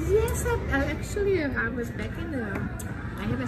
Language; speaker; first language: English; non-native, learner; Hungarian